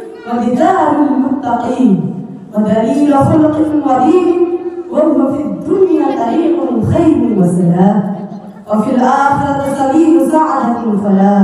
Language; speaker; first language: Arabic; non-native, learner; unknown